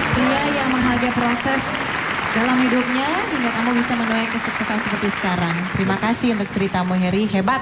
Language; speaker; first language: Indonesian; native; Indonesian